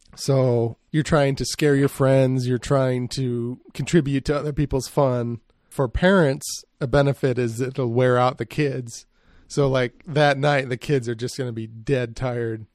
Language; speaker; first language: English; native; English